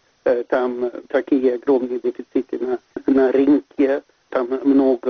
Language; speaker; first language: Russian; non-native, fluent; Swedish